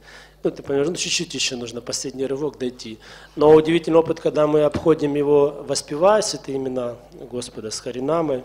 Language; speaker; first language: Russian; native; Russian